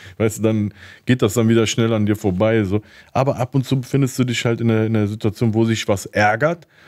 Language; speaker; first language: German; early bilingual, other home language; Turkish